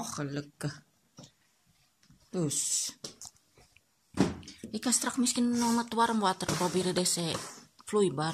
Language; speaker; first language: Dutch; non-native, learner; Indonesian